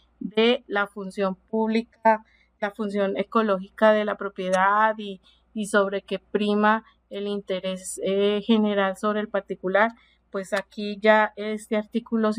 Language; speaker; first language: Spanish; native; Spanish